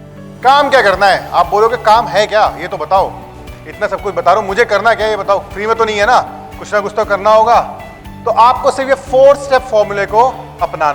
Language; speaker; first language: Hindi; native; Hindi